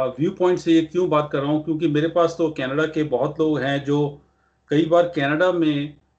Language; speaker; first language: Hindi; non-native, local second language; Punjabi